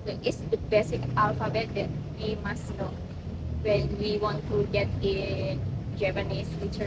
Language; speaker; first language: English; non-native, learner; Indonesian